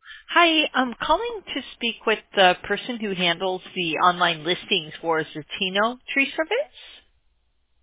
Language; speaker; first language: English; native; English